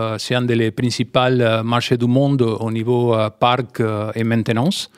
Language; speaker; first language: French; non-native, fluent; Spanish